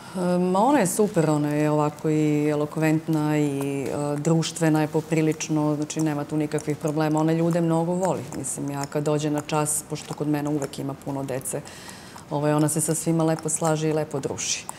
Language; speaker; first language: Serbian; native; Serbian